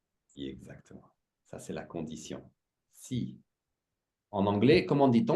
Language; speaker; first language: French; native; French